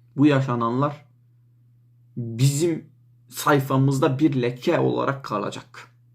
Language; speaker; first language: Turkish; non-native, local second language; Kurdish